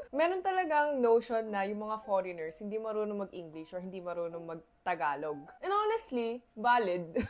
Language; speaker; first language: Filipino; early bilingual, other home language; Korean